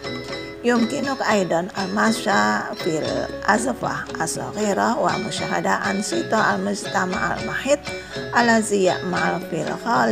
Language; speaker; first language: Arabic; non-native, fluent; Indonesian